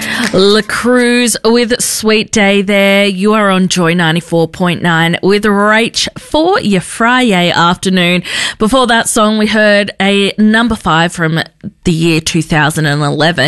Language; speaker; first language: English; native; English